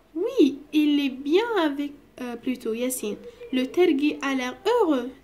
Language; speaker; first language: French; non-native, local second language; Arabic